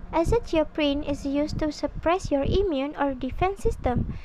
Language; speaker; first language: English; non-native, local second language; Malay